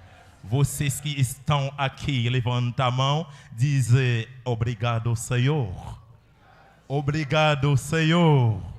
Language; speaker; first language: Portuguese; non-native, learner; Haitian Creole